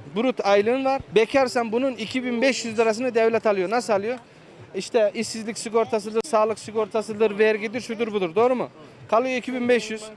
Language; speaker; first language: Turkish; native; Turkish